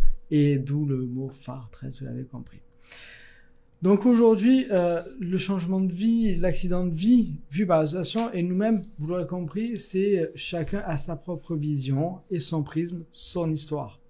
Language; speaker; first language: French; native; French